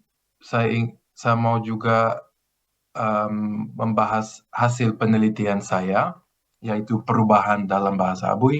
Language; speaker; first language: Indonesian; non-native, fluent; Greek